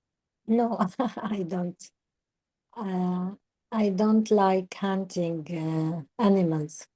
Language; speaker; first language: English; non-native, learner; Arabic